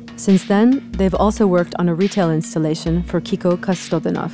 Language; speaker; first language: English; native; English